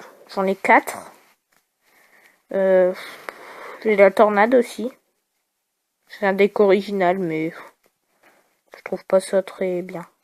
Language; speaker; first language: French; native; French